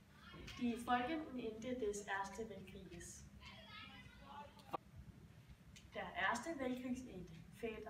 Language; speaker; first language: German; non-native, learner; Danish